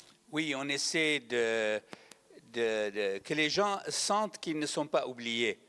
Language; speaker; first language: French; non-native, fluent; Arabic